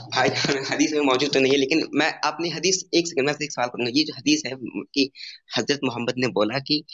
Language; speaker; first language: Hindi; native; Hindi